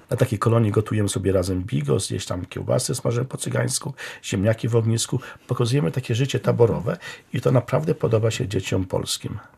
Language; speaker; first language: Polish; non-native, local second language; Romany